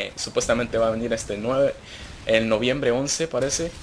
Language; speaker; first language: Spanish; native; Spanish